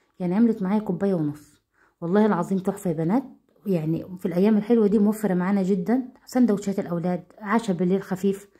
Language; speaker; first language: Arabic; native; Arabic